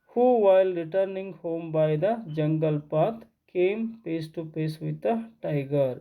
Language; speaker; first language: English; non-native, local second language; Kannada